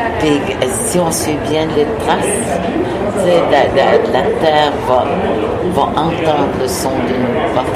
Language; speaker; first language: French; non-native, local second language; Innu-aimun